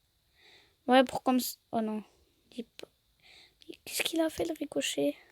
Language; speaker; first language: French; native; French